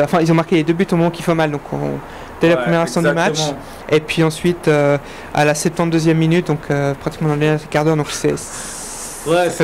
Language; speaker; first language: French; native; French